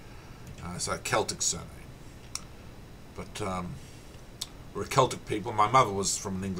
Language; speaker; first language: English; native; English